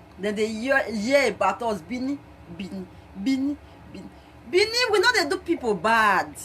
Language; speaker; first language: Nigerian Pidgin; non-native, local second language; Bini